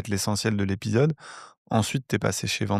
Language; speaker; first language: French; native; French